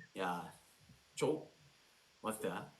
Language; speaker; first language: English; non-native, learner; Korean